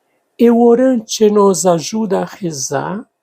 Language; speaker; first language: Portuguese; native; Portuguese